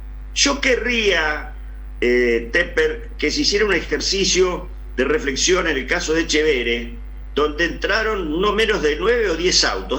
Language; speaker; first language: Spanish; native; Spanish